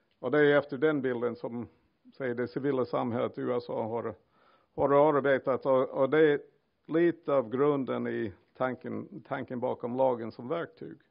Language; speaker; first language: Swedish; non-native, fluent; English